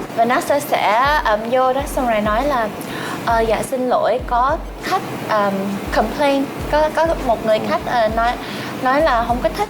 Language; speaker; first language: Vietnamese; early bilingual, heritage; Vietnamese